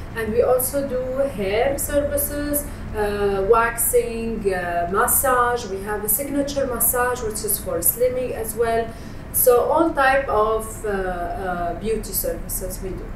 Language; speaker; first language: English; non-native, fluent; Arabic